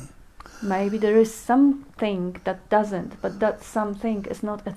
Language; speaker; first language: English; non-native, fluent; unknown